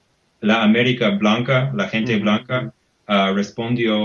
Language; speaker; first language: Spanish; non-native, fluent; English